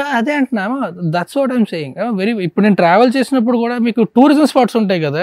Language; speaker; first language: Telugu; native; Telugu